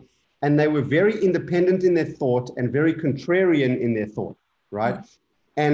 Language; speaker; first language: English; native; English